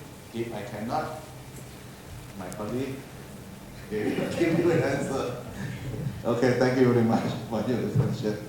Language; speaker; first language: English; non-native, learner; Thai